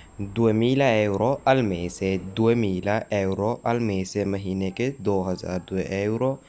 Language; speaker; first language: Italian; non-native, learner; Urdu